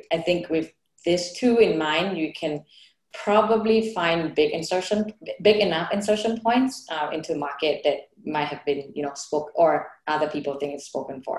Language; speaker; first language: English; non-native, fluent; Thai